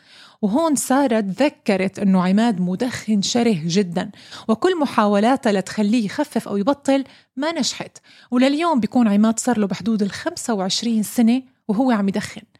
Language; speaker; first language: Arabic; native; Arabic